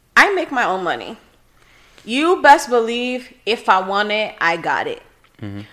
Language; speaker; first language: English; non-native, fluent; Portuguese